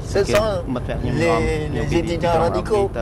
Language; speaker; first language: French; non-native, local second language; Khmer